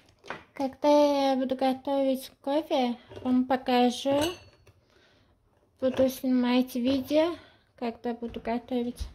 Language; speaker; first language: Russian; non-native, fluent; Azerbaijani